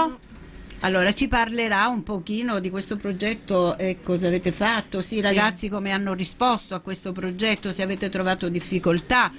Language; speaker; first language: Italian; native; Italian